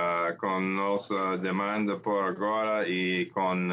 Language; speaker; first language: Portuguese; non-native, learner; English